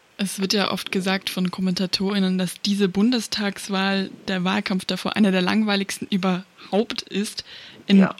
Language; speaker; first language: German; native; German